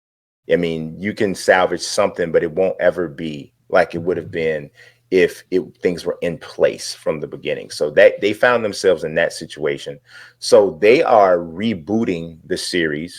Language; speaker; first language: English; native; English